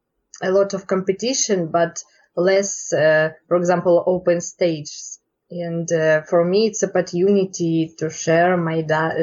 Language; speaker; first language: English; non-native, learner; Russian